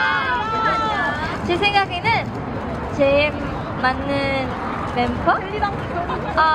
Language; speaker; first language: Korean; non-native, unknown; Filipino